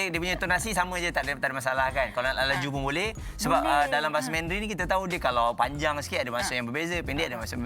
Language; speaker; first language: Malay; native; Malay